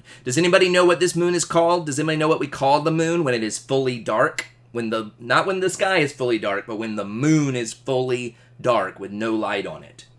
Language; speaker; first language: English; native; English